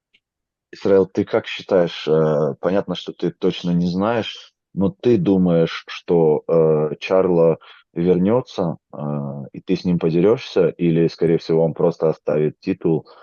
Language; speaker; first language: Russian; native; Russian